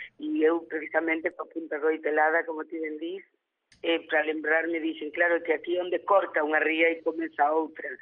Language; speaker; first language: Galician; native; Galician